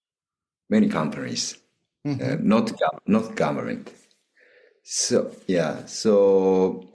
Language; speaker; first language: English; non-native, learner; Japanese